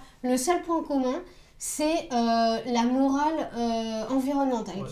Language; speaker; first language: French; native; French